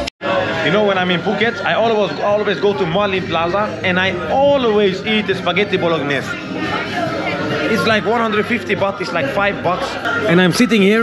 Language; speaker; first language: English; non-native, learner; Portuguese